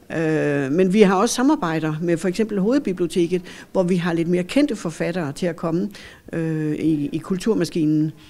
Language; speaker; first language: Danish; native; Danish